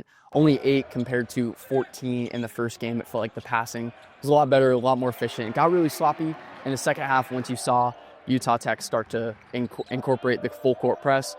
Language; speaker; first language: English; native; English